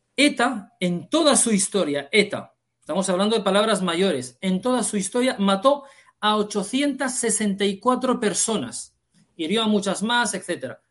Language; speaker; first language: Spanish; early bilingual, heritage; Arabic